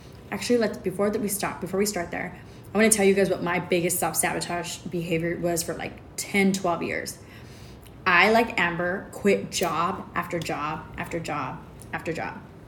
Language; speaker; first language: English; early bilingual, other home language; Spanish